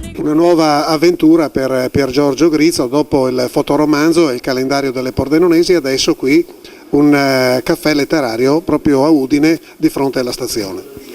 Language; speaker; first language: Italian; native; Italian